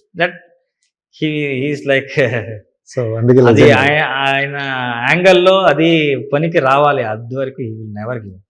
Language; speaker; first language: Telugu; non-native, learner; Kannada